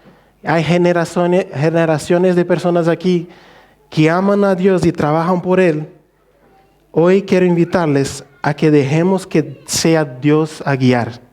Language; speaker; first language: Spanish; non-native, fluent; Portuguese